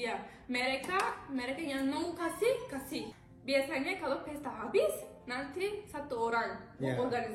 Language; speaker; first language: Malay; non-native, learner; Turkish